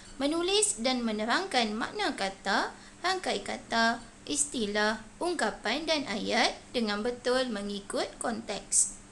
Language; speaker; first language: Malay; native; Malay